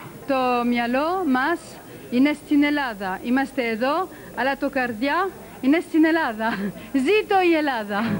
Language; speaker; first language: Greek; early bilingual, heritage; French